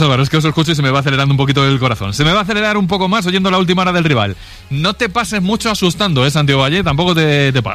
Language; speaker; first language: Spanish; native; Spanish